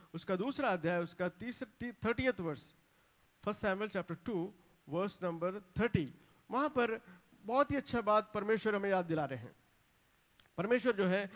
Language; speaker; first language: Hindi; non-native, local second language; Telugu